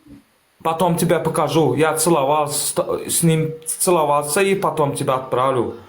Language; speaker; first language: Russian; non-native, learner; Turkmen